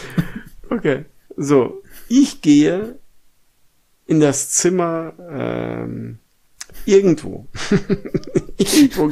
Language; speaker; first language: German; non-native, fluent; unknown